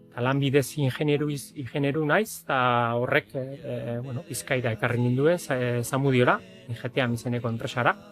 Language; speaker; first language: Basque; native; Basque